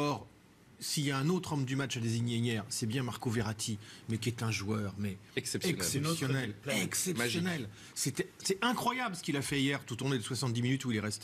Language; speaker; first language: French; native; French